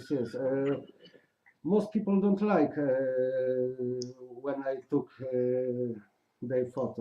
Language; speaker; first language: English; non-native, learner; Polish